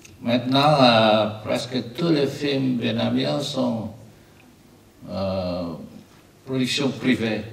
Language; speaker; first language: French; non-native, learner; Vietnamese